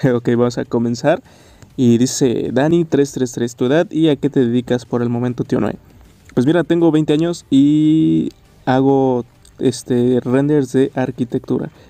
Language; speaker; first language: Spanish; native; Spanish